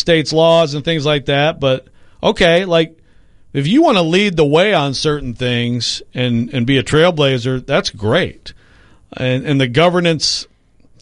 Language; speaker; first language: English; native; English